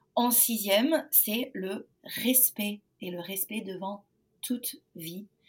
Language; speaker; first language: French; non-native, fluent; English